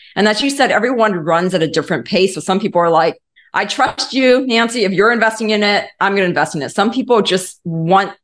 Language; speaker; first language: English; native; English